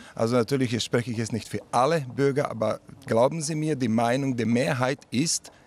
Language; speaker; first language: German; non-native, fluent; Slovak